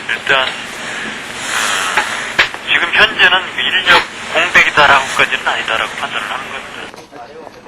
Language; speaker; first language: Korean; native; Korean